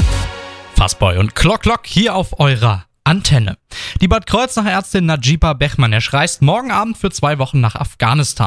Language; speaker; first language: German; native; German